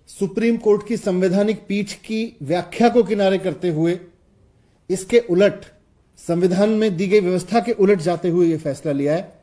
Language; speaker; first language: Hindi; native; Hindi